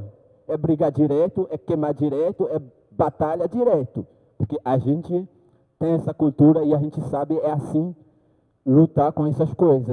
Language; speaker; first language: Portuguese; non-native, learner; Haitian Creole